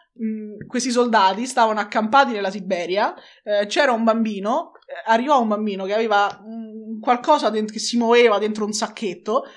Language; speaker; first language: Italian; native; Italian